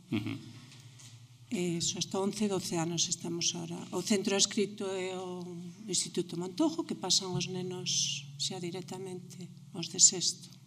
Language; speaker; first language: Galician; non-native, local second language; Spanish